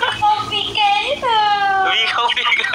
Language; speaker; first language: Vietnamese; non-native, learner; Indonesian